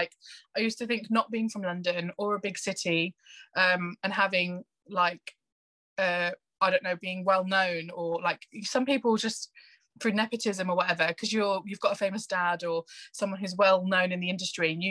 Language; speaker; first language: English; native; English